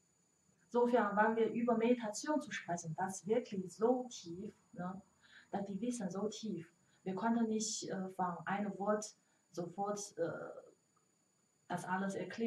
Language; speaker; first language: German; non-native, learner; Chinese